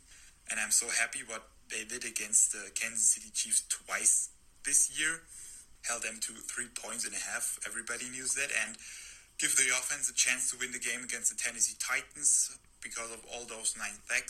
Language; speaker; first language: English; non-native, fluent; German